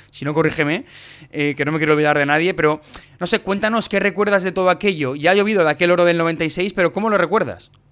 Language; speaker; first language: Spanish; native; Spanish